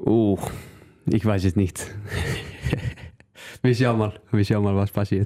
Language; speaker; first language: German; non-native, learner; Icelandic